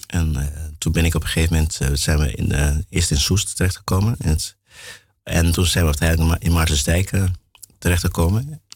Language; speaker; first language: Dutch; early bilingual, other home language; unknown